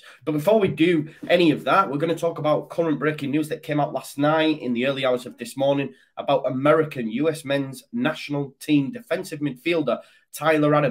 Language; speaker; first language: English; native; English